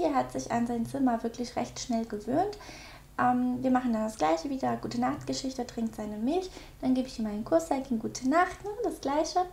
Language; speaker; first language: German; native; German